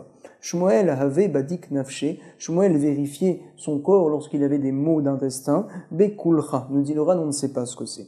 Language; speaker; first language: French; native; French